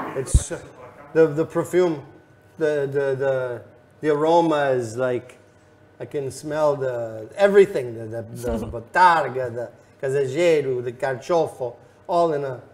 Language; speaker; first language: English; native; English